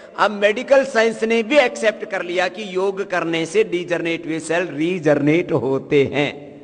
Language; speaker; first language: Hindi; native; Hindi